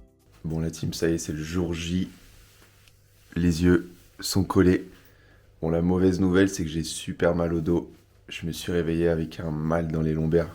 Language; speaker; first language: French; native; French